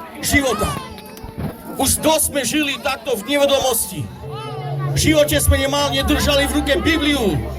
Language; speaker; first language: Slovak; non-native, local second language; Romany